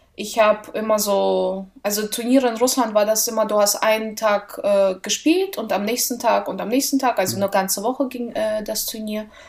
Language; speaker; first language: German; early bilingual, other home language; Russian